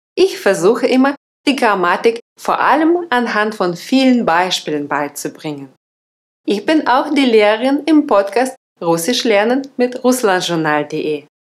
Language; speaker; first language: German; non-native, fluent; Russian